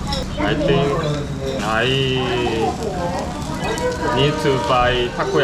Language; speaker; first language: English; non-native, learner; Korean